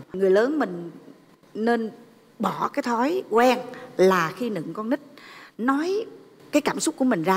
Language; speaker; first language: Vietnamese; native; Vietnamese